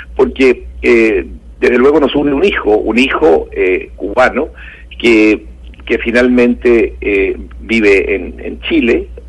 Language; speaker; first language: Spanish; native; Spanish